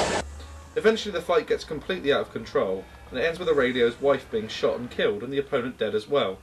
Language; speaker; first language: English; native; English